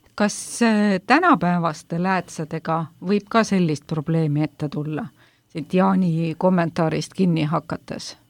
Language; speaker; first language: Estonian; native; Estonian